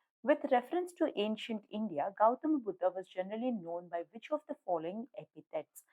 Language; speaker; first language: English; non-native, local second language; Telugu